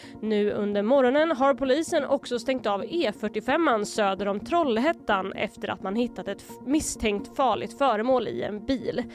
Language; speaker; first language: Swedish; native; Swedish